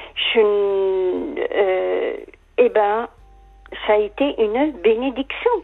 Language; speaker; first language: French; native; French